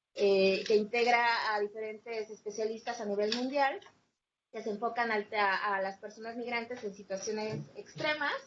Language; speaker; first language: Spanish; native; Spanish